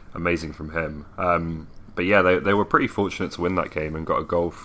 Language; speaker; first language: English; native; English